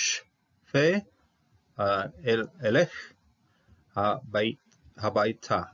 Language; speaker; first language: Hebrew; non-native, fluent; English